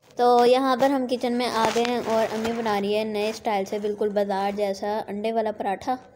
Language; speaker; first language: Urdu; non-native, local second language; Punjabi